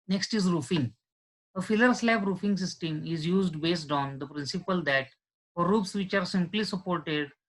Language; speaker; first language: English; non-native, local second language; Marathi